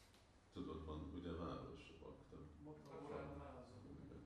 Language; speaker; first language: Hungarian; early bilingual, heritage; Hungarian